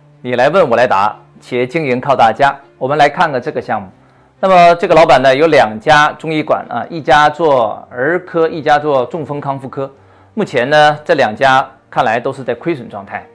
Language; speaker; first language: Chinese; native; Chinese